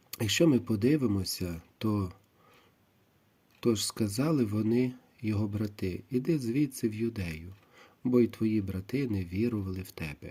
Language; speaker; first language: Ukrainian; native; Ukrainian